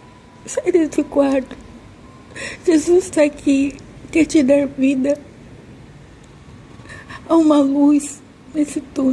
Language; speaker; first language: Portuguese; native; Portuguese